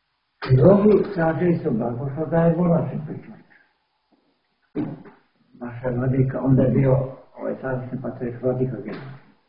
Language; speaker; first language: Serbian; native; Serbian